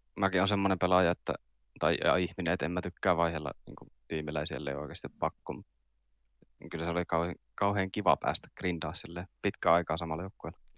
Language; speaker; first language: Finnish; native; Finnish